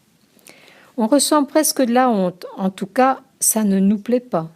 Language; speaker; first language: French; non-native, learner; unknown